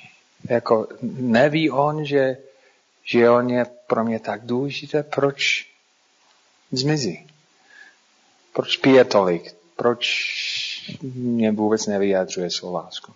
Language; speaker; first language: Czech; non-native, fluent; English